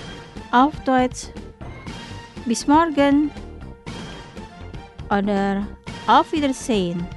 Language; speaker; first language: German; non-native, fluent; Indonesian